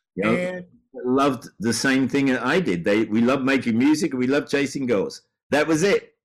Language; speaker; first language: English; native; English